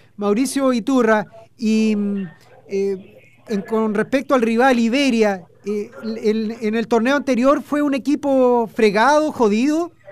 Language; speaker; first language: Spanish; native; Spanish